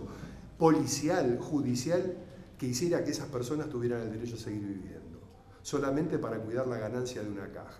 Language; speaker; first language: Spanish; native; Spanish